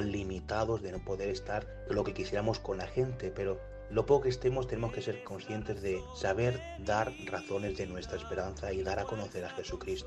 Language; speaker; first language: Spanish; native; Spanish